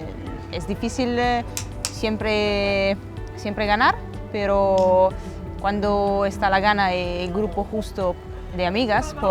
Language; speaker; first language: Spanish; non-native, fluent; Italian